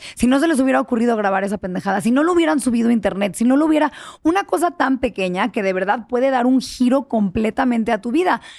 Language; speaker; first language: Spanish; early bilingual, heritage; Spanish